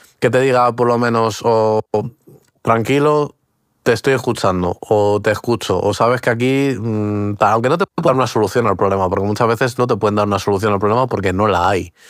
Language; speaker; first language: Spanish; early bilingual, other home language; Portuguese